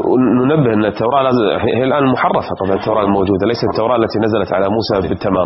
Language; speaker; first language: Arabic; native; Arabic